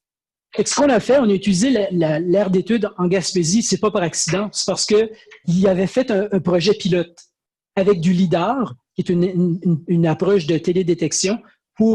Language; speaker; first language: French; native; French